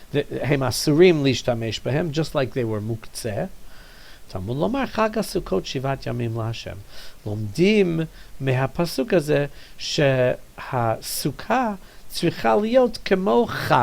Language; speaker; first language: Hebrew; non-native, fluent; English